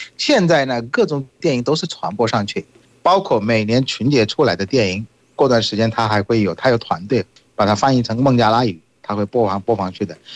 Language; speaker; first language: Chinese; non-native, fluent; Bangla